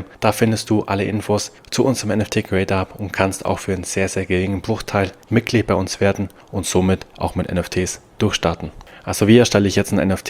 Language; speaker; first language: German; native; German